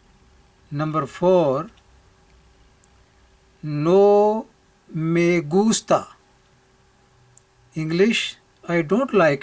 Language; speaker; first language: English; non-native, local second language; Punjabi